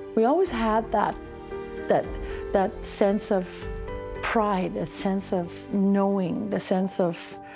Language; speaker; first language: English; native; English